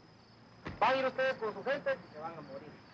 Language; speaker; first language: Spanish; native; Spanish